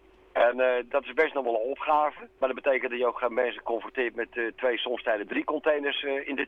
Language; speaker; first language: Dutch; native; Dutch